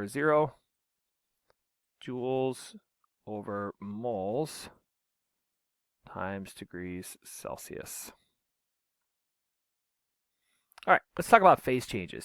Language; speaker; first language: English; native; English